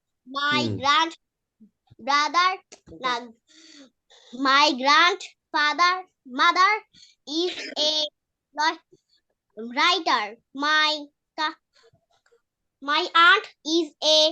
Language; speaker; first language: English; non-native, learner; Bangla